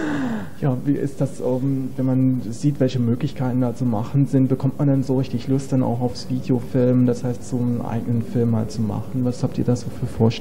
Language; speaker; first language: German; native; German